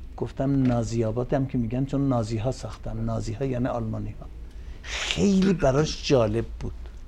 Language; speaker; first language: Persian; native; Persian